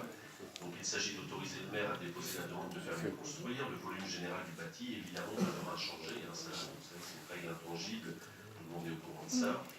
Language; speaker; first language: French; native; French